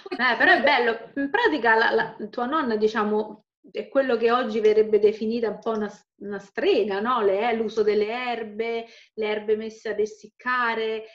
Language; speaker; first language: Italian; native; Italian